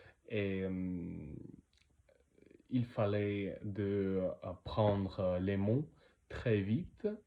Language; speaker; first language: French; non-native, learner; Russian